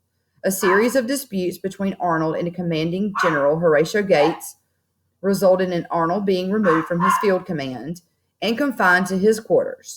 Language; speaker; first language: English; native; English